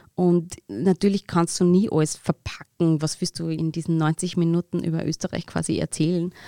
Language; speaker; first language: German; native; German